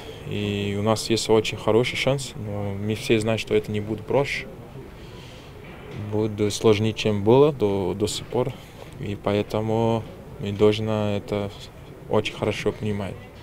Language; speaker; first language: Russian; non-native, fluent; Portuguese